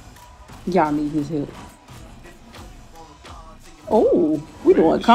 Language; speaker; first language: English; native; English